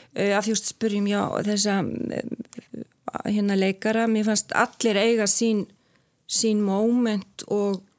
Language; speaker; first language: Icelandic; native; Icelandic